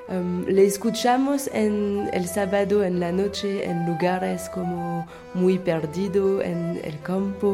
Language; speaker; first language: Spanish; non-native, learner; French